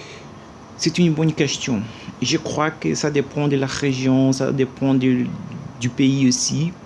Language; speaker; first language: French; non-native, learner; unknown